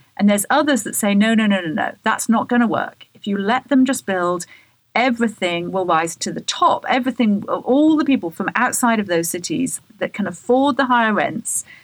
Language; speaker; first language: English; native; English